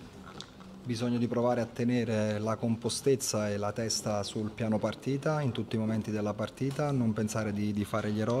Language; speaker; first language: Italian; native; Italian